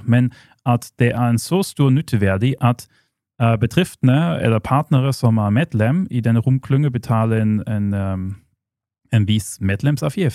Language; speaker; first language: Norwegian; non-native, fluent; German